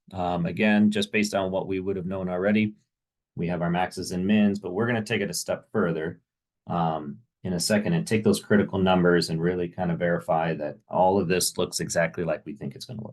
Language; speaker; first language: English; native; English